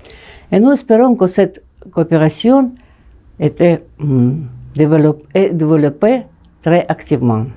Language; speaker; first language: French; non-native, fluent; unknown